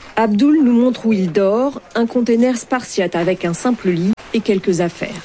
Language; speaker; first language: French; native; French